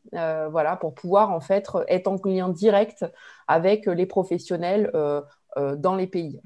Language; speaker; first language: French; native; French